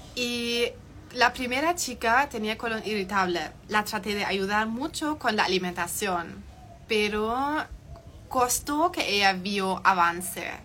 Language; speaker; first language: Spanish; non-native, fluent; German